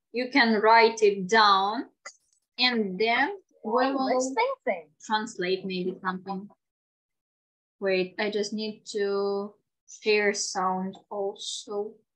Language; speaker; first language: English; non-native, fluent; Ukrainian